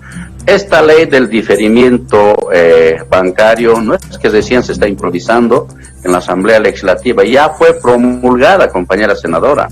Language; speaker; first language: Spanish; native; Spanish